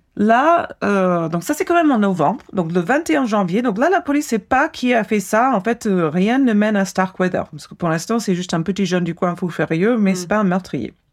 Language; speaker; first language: French; non-native, fluent; English